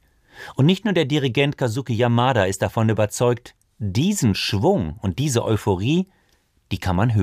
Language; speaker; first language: German; native; German